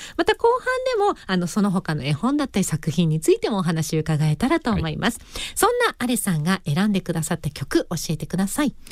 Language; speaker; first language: Japanese; native; Japanese